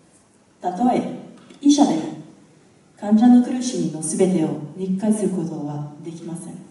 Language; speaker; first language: Japanese; non-native, fluent; English